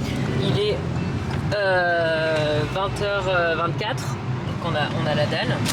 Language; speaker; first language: French; native; French